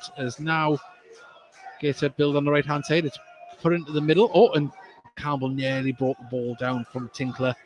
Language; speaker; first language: English; native; English